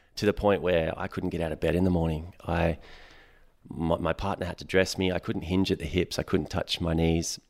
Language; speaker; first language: English; native; English